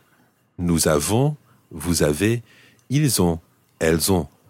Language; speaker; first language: French; non-native, fluent; English